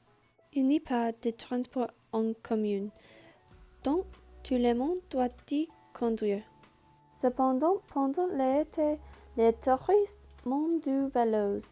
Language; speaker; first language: French; non-native, learner; English